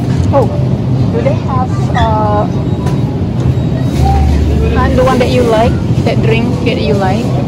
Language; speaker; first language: English; non-native, fluent; Indonesian